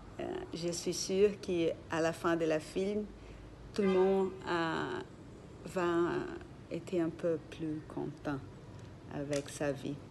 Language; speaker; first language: French; non-native, learner; Portuguese